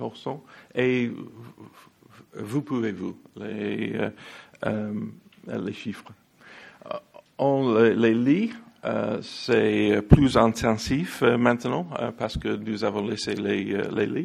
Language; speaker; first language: French; non-native, learner; English